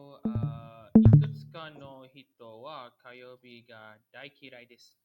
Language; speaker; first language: Japanese; non-native, learner; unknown